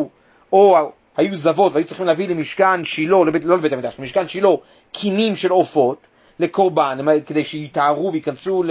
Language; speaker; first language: Hebrew; native; Hebrew